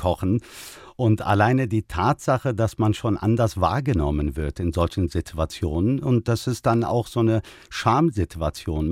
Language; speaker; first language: German; early bilingual, other home language; Turkish